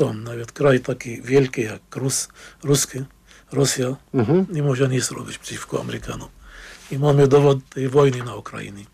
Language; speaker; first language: Polish; non-native, fluent; Arabic